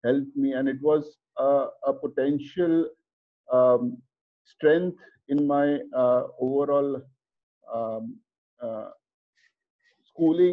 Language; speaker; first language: English; non-native, local second language; Hindi